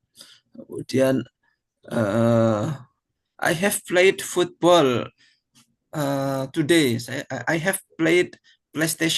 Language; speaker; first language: English; non-native, fluent; Indonesian